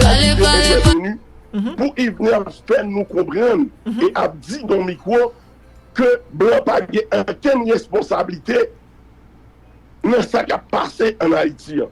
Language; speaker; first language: French; non-native, local second language; Haitian Creole